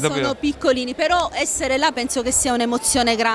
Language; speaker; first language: Italian; native; Italian